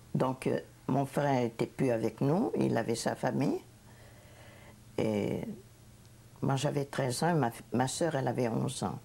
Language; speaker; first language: French; non-native, fluent; Hungarian